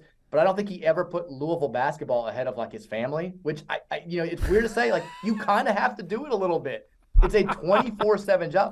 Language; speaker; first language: English; native; English